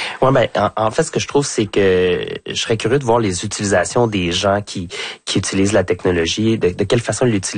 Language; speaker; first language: French; native; French